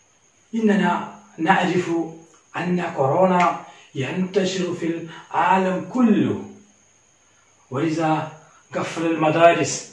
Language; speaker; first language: Arabic; non-native, learner; Malayalam